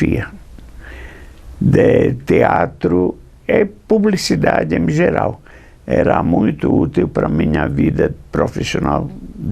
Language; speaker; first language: Portuguese; non-native, fluent; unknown